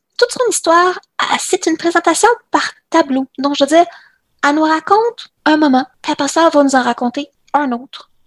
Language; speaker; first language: French; native; French